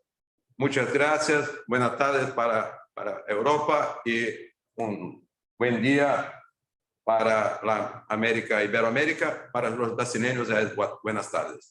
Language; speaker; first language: Spanish; non-native, fluent; Portuguese